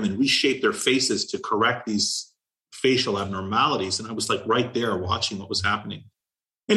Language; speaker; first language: English; native; English